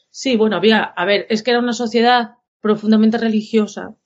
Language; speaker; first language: Spanish; native; Spanish